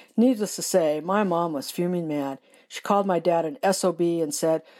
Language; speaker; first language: English; native; English